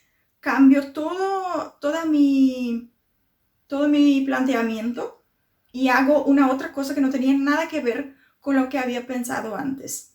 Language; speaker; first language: Spanish; non-native, fluent; Portuguese